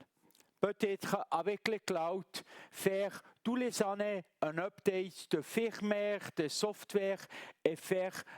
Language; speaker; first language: French; non-native, local second language; German